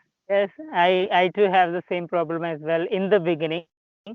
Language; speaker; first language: English; non-native, local second language; Telugu